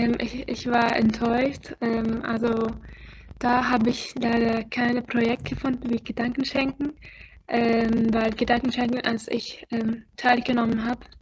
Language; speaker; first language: German; non-native, fluent; Arabic